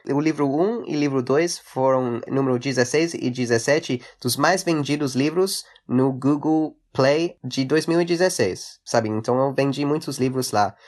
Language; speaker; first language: Portuguese; early bilingual, heritage; English